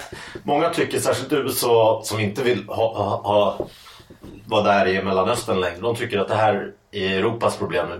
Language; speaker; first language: Swedish; native; Swedish